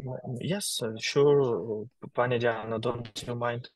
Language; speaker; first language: English; non-native, learner; Ukrainian